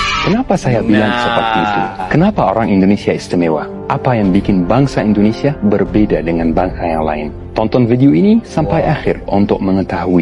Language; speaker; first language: Indonesian; non-native, fluent; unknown